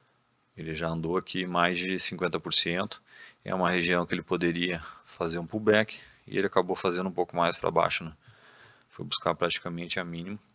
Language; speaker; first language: Portuguese; native; Portuguese